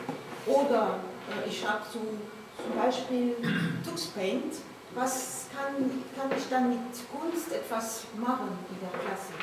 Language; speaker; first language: German; non-native, learner; French